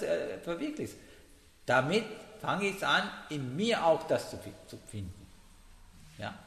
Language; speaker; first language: German; non-native, learner; Sinhala